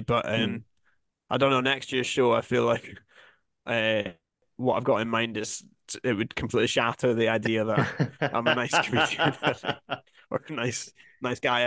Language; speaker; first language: English; native; English